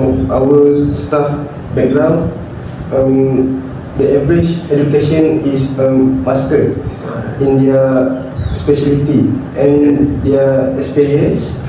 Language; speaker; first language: English; non-native, learner; Malay